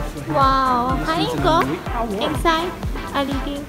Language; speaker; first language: English; non-native, learner; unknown